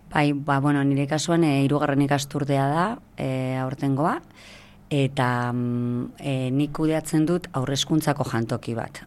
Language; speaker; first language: Basque; native; Basque